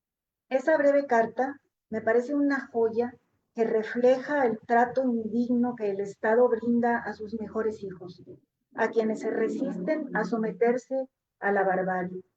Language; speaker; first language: Spanish; native; Spanish